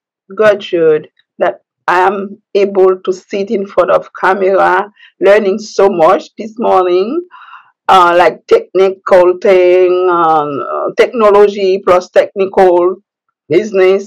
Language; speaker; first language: English; non-native, fluent; Haitian Creole